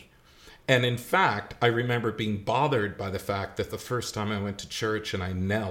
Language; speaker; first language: English; native; English